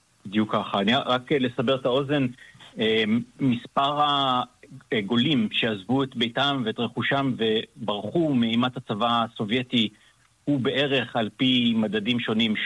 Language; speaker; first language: Hebrew; native; Hebrew